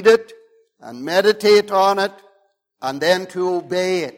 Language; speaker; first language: English; native; English